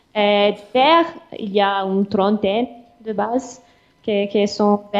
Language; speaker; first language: French; non-native, learner; English